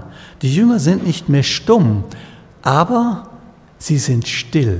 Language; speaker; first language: German; native; German